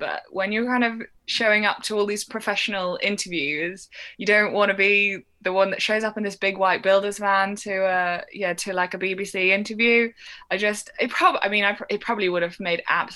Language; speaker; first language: English; native; English